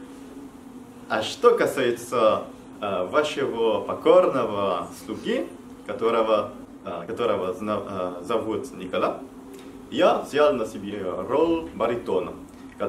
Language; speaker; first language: Russian; non-native, fluent; French